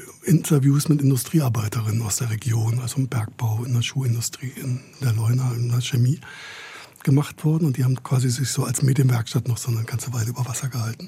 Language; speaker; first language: German; native; German